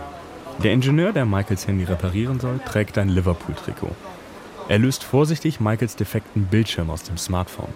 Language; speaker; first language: German; native; German